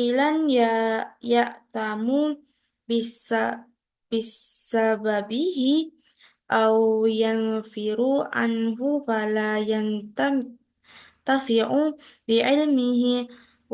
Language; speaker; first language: Arabic; non-native, learner; Indonesian